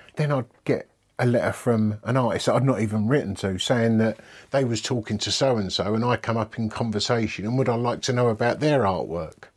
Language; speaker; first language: English; native; English